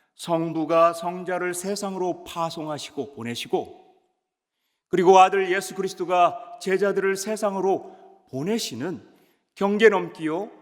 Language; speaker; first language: Korean; native; Korean